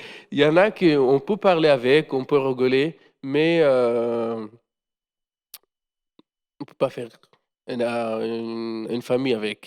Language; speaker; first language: French; non-native, learner; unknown